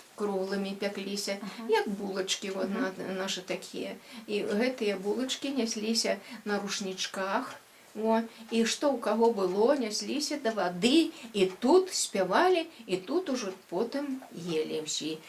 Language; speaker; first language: Belarusian; native; Belarusian